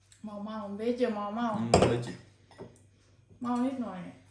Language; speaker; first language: Dutch; non-native, learner; Thai